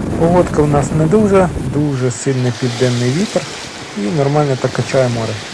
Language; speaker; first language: Ukrainian; native; Ukrainian